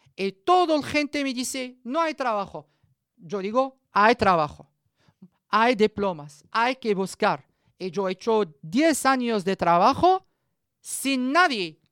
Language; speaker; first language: Spanish; non-native, learner; Arabic